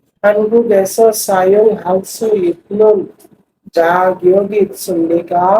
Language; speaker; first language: Korean; non-native, fluent; Bangla